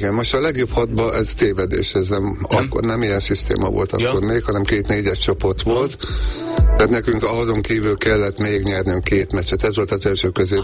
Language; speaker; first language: Hungarian; native; Hungarian